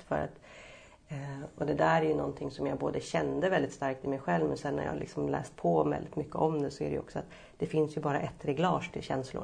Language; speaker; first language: Swedish; native; Swedish